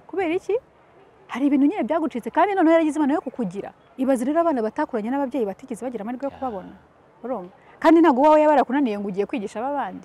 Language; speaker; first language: Kinyarwanda; early bilingual, heritage; Kinyarwanda